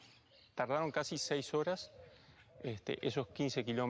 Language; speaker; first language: Spanish; native; Spanish